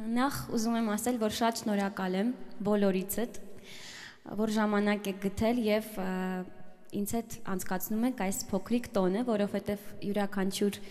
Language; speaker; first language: Armenian; early bilingual, heritage; Armenian